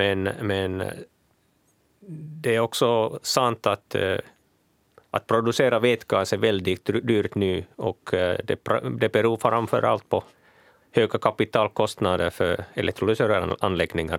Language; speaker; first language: Swedish; non-native, local second language; Finnish